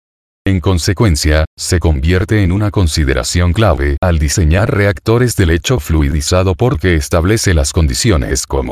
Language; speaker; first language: Spanish; native; Spanish